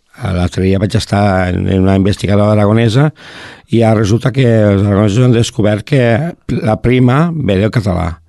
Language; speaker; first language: Catalan; native; Catalan